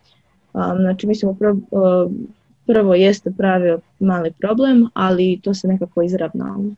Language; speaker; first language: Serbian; early bilingual, other home language; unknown